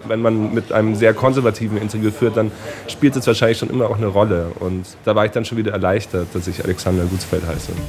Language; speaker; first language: German; native; German